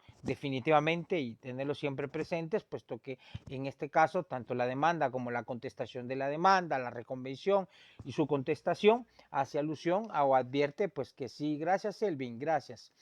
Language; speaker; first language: Spanish; native; Spanish